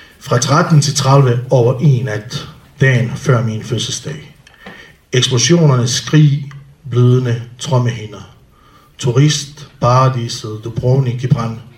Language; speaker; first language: Danish; non-native, fluent; Bosnian